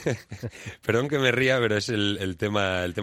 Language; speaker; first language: Spanish; native; Spanish